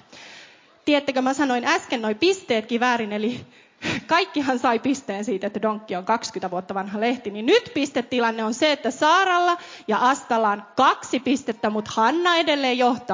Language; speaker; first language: Finnish; native; Finnish